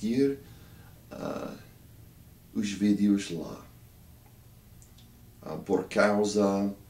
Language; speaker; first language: Portuguese; non-native, learner; English